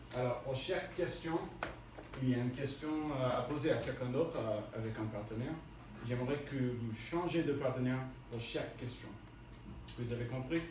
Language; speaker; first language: French; non-native, fluent; English